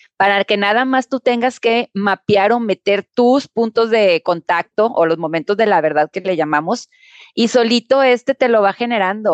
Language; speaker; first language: Spanish; native; Spanish